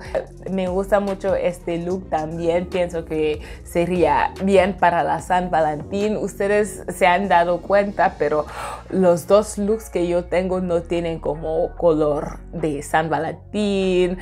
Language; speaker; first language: Spanish; non-native, fluent; English